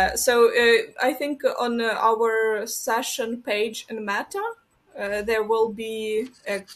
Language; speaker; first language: English; non-native, fluent; Ukrainian